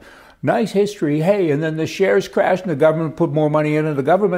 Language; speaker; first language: English; native; English